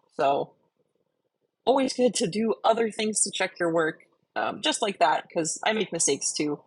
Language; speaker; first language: English; native; English